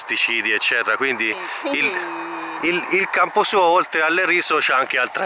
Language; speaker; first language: Italian; native; Italian